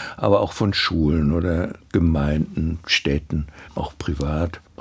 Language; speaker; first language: German; native; German